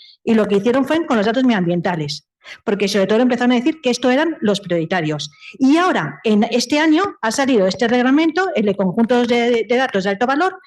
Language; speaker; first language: Spanish; native; Spanish